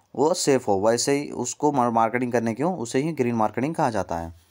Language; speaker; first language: Hindi; non-native, local second language; Kannada